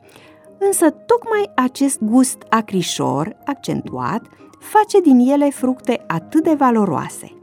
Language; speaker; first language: Romanian; native; Romanian